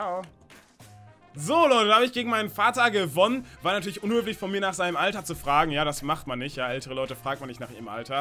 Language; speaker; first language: German; native; German